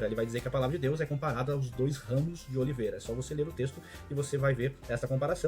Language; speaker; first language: Portuguese; native; Portuguese